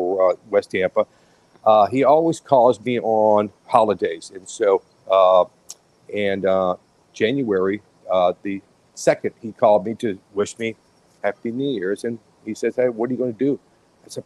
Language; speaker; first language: English; native; English